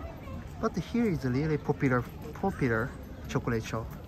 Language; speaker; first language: English; non-native, learner; Japanese